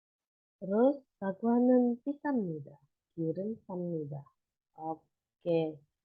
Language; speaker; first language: Korean; non-native, fluent; Indonesian